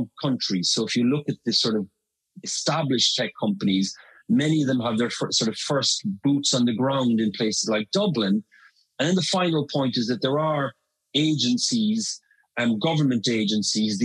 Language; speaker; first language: English; native; English